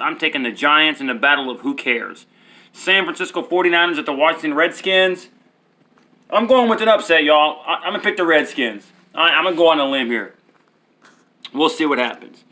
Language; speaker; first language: English; native; English